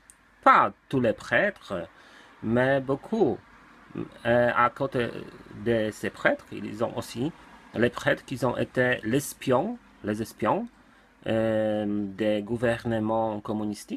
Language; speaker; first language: French; non-native, learner; Polish